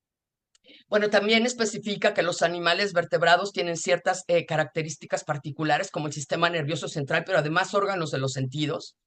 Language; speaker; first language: Spanish; native; Spanish